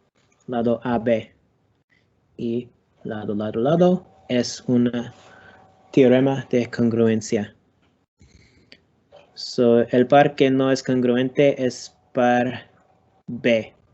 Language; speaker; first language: Spanish; non-native, learner; English